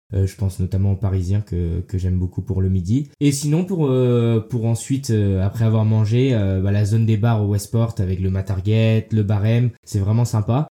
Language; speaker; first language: French; early bilingual, heritage; French